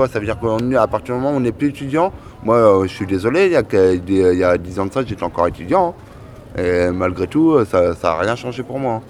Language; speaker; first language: French; native; French